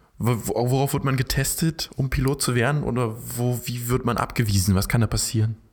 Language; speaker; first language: German; native; German